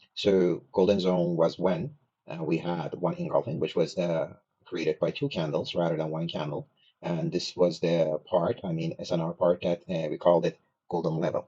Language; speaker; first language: English; non-native, fluent; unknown